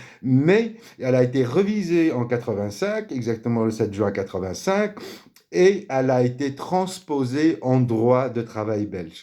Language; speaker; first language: French; native; French